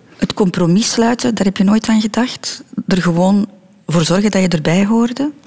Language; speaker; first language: Dutch; native; Dutch